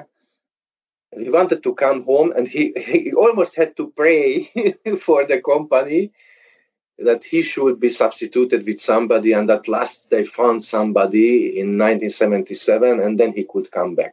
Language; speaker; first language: English; early bilingual, other home language; Hungarian